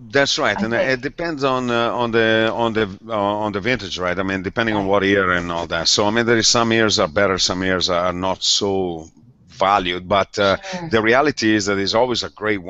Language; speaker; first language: English; non-native, fluent; Italian